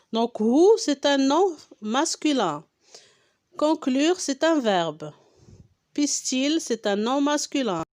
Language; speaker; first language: French; non-native, local second language; Arabic